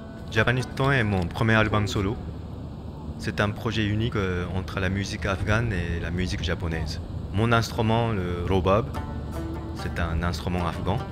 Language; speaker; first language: French; non-native, fluent; Japanese